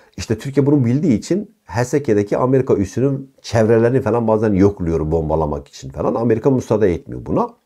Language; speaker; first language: Turkish; non-native, local second language; Kurdish